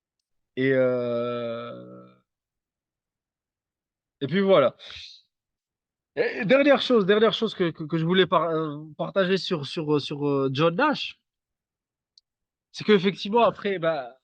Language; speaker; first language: French; native; French